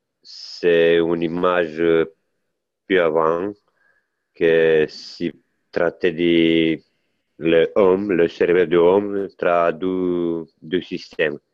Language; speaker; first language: French; non-native, learner; Italian